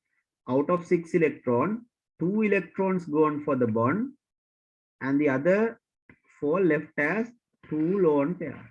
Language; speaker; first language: English; non-native, local second language; Sinhala